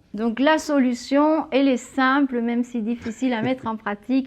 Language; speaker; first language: French; non-native, fluent; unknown